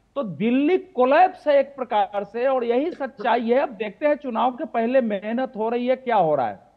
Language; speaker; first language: Hindi; native; Hindi